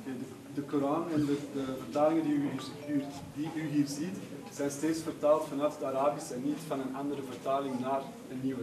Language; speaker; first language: Dutch; early bilingual, other home language; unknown